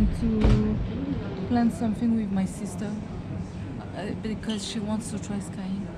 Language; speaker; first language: English; non-native, learner; French